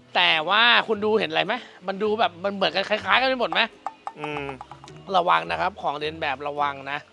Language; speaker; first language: Thai; non-native, fluent; Chinese